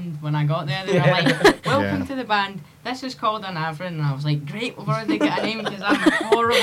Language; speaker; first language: English; native; English